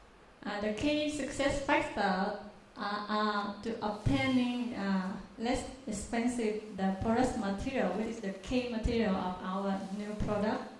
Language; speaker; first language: English; non-native, learner; Vietnamese